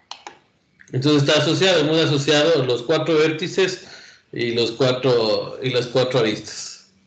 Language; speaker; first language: Spanish; native; Spanish